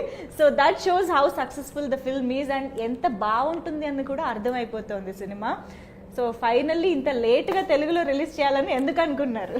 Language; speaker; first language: Telugu; native; Telugu